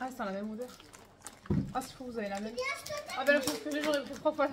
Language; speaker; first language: French; native; French